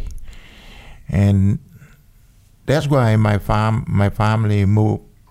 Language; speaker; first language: English; non-native, learner; Vietnamese